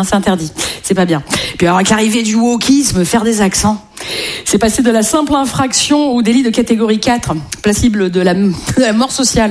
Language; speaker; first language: French; native; French